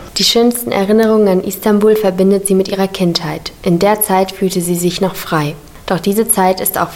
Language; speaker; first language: German; native; German